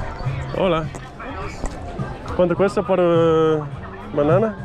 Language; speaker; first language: Spanish; non-native, learner; English